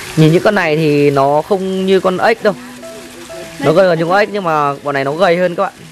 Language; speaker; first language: Vietnamese; non-native, local second language; Tày